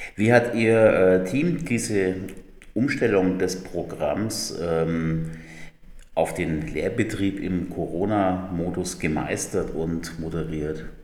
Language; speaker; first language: German; native; German